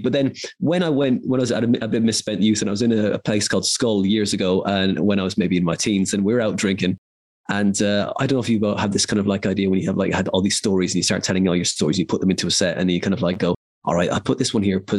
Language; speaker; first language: English; native; English